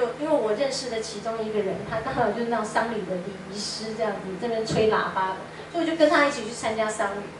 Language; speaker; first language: Chinese; native; Chinese